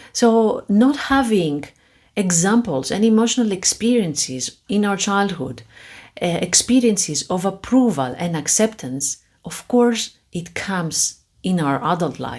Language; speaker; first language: English; non-native, fluent; Greek